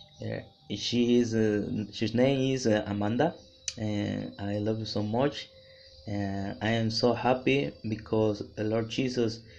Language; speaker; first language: English; non-native, learner; Spanish